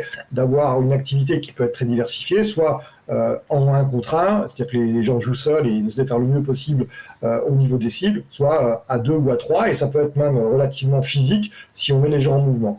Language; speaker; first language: French; native; French